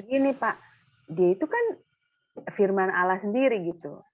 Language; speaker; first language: Indonesian; native; Indonesian